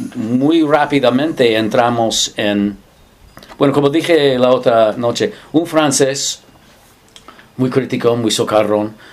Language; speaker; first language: Spanish; non-native, fluent; English